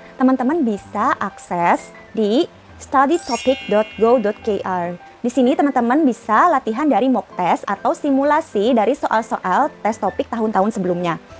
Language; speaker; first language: Indonesian; native; Indonesian